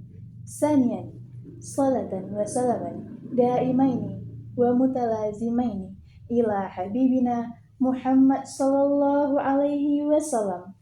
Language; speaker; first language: Arabic; non-native, learner; Indonesian